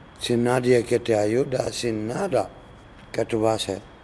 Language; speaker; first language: Spanish; non-native, learner; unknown